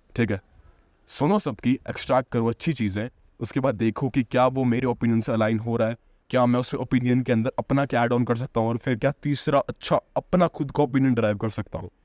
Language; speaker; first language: Hindi; native; Hindi